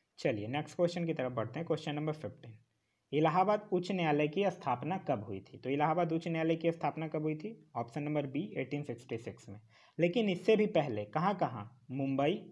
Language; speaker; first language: Hindi; native; Hindi